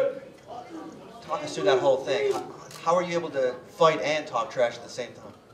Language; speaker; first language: English; native; English